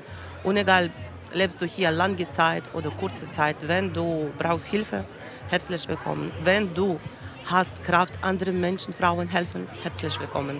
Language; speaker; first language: German; non-native, learner; Russian